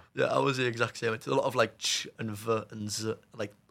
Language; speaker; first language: English; native; English